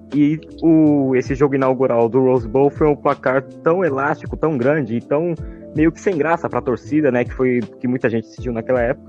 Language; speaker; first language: Portuguese; native; Portuguese